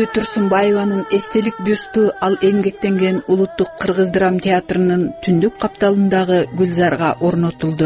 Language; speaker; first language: Kyrgyz; native; Kyrgyz